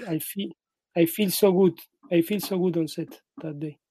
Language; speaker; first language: English; non-native, learner; Spanish